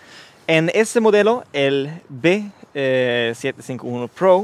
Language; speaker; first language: Spanish; non-native, learner; Swedish